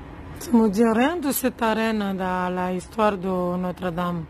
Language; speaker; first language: French; non-native, learner; Romanian